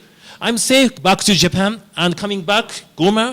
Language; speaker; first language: English; non-native, learner; Japanese